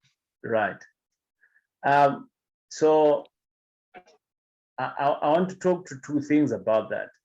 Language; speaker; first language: English; non-native, local second language; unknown